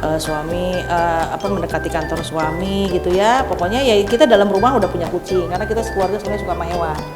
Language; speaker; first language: Indonesian; native; Indonesian